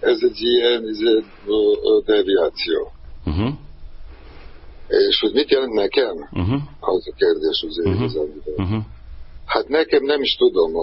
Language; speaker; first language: Hungarian; non-native, fluent; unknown